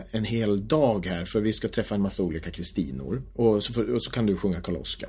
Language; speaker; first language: Swedish; native; Swedish